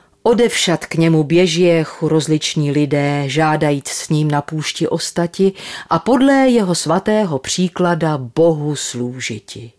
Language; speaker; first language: Czech; native; Czech